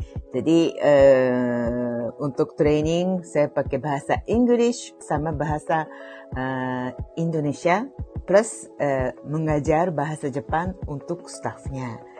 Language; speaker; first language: Indonesian; non-native, fluent; Japanese